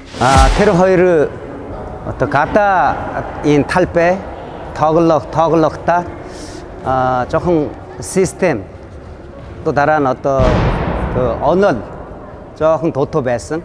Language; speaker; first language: Mongolian; non-native, learner; Korean